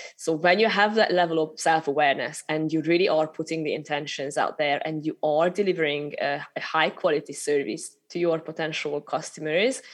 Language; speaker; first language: English; non-native, fluent; Hungarian